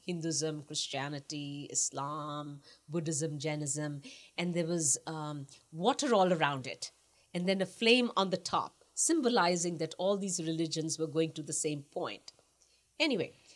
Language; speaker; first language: English; non-native, local second language; Punjabi